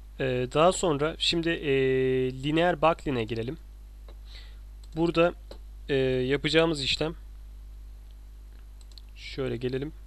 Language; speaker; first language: Turkish; native; Turkish